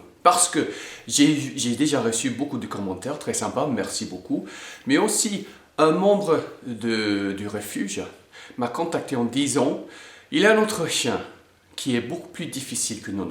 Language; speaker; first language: French; non-native, fluent; English